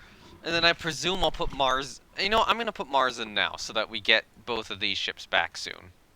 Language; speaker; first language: English; native; English